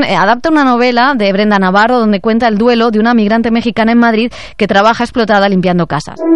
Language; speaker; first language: Spanish; native; Spanish